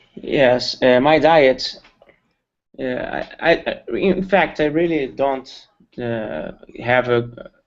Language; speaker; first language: English; non-native, learner; Portuguese